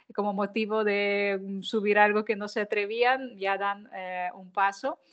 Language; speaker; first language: Spanish; non-native, fluent; Ukrainian